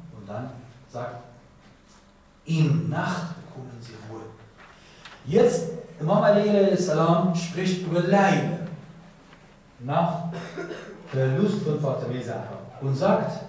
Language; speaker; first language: German; non-native, learner; Persian